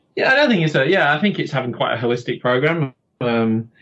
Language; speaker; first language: English; native; English